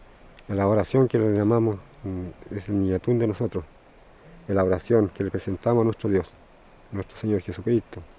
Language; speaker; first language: Spanish; non-native, local second language; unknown